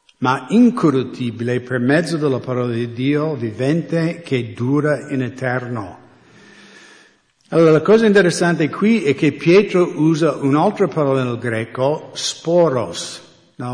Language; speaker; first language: Italian; non-native, fluent; English